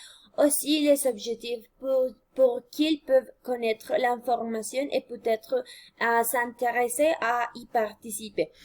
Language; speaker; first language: French; non-native, fluent; Spanish